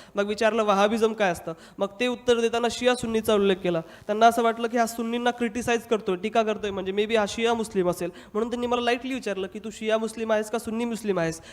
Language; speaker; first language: Marathi; non-native, local second language; Hindi